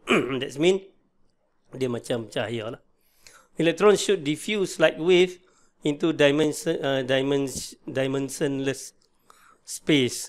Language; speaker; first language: English; non-native, local second language; Malay